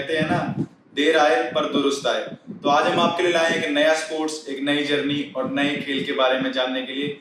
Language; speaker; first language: Hindi; native; Hindi